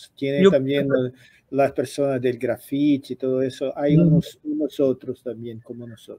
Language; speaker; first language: Portuguese; non-native, fluent; Spanish